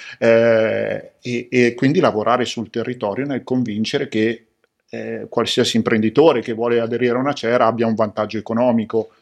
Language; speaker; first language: Italian; native; Italian